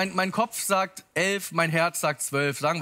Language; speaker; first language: German; native; German